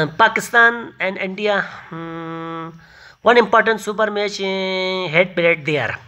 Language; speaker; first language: English; non-native, learner; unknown